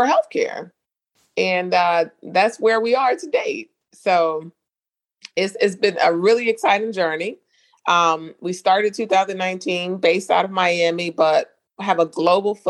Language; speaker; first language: English; native; English